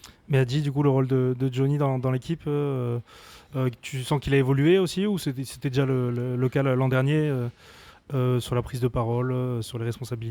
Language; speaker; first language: French; native; French